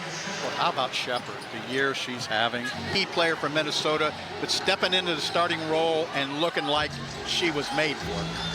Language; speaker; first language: English; native; English